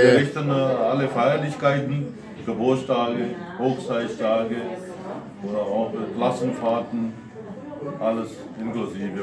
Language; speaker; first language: German; non-native, fluent; Punjabi